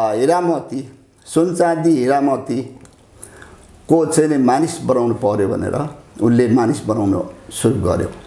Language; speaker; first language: Nepali; non-native, local second language; Limbu